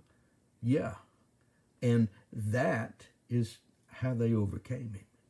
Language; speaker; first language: English; native; English